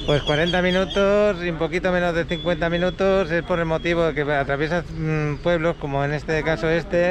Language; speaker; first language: Spanish; native; Spanish